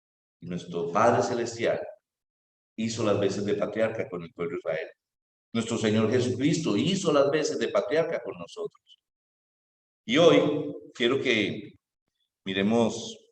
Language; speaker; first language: Spanish; native; Spanish